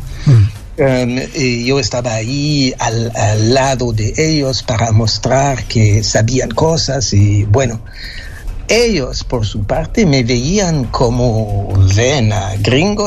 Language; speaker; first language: Spanish; non-native, fluent; French